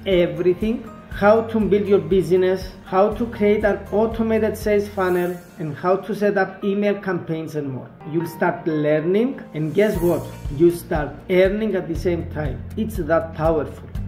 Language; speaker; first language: English; non-native, fluent; Greek